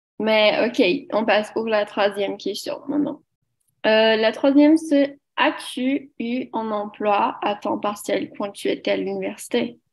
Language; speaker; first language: French; non-native, learner; Portuguese